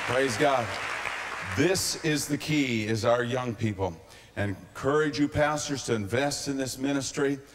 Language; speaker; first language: English; native; English